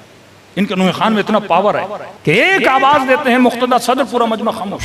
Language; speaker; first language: Urdu; native; Urdu